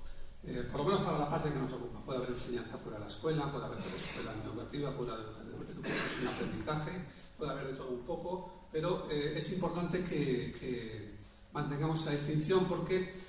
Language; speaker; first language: Spanish; native; Spanish